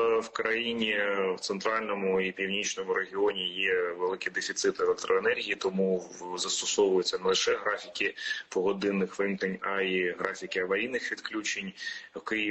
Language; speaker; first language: Ukrainian; native; Ukrainian